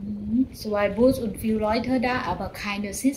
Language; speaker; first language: German; non-native, learner; Thai